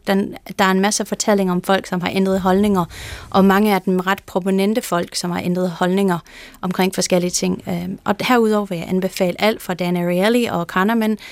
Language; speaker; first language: Danish; non-native, fluent; English